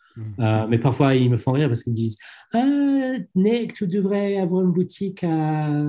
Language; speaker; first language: French; non-native, fluent; English